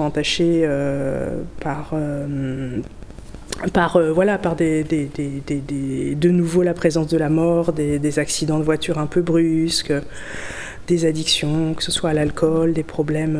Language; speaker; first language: French; native; French